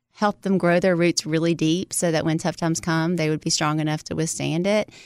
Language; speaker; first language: English; native; English